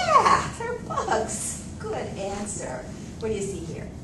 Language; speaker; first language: English; native; English